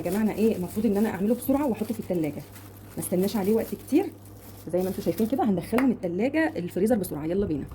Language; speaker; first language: Arabic; native; Arabic